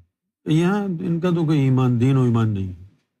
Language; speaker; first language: Urdu; native; Urdu